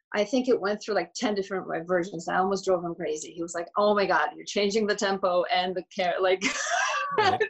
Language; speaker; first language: English; early bilingual, other home language; Georgian